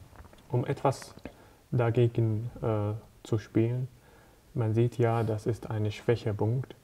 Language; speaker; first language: German; non-native, learner; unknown